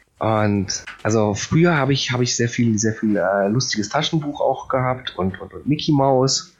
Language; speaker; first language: German; early bilingual, other home language; Polish